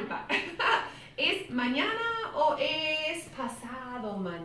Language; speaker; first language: Spanish; non-native, fluent; English